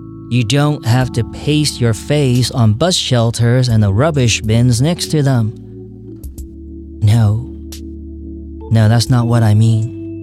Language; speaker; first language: English; non-native, local second language; Cantonese